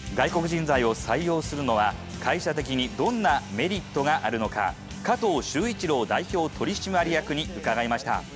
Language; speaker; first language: Japanese; native; Japanese